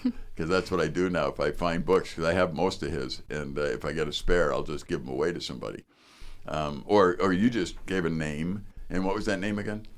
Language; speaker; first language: English; native; English